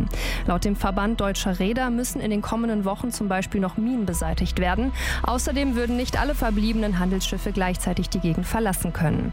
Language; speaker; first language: German; native; German